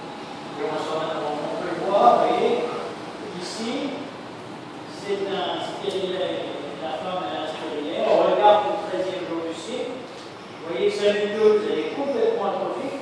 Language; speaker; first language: French; native; French